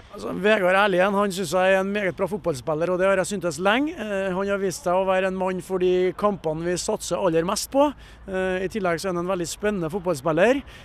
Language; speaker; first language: Norwegian; native; Norwegian